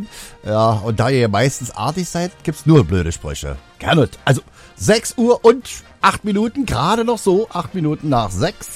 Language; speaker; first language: German; native; German